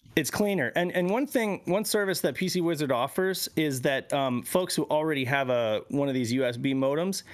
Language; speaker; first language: English; native; English